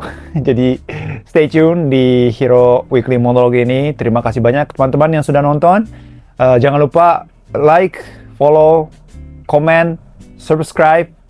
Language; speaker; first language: Indonesian; non-native, fluent; Japanese